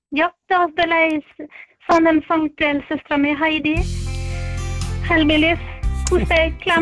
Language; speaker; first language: Norwegian; native; Norwegian